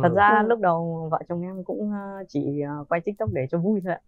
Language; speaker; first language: Vietnamese; early bilingual, heritage; Vietnamese